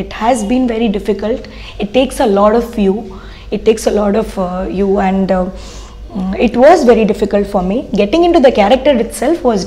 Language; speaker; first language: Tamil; non-native, fluent; Odia